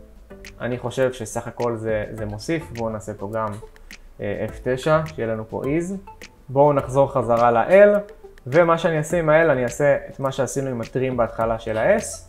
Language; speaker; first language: Hebrew; native; Hebrew